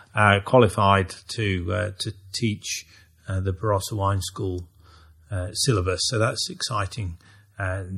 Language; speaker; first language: English; native; English